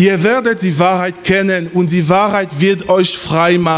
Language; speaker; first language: German; non-native, fluent; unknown